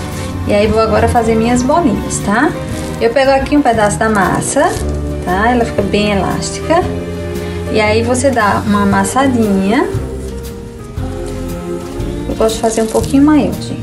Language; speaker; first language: Portuguese; native; Portuguese